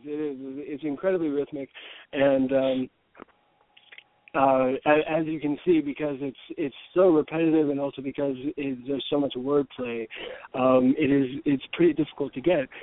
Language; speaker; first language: English; native; English